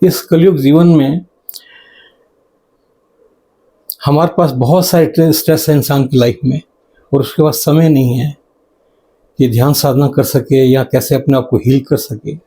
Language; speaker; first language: Hindi; native; Hindi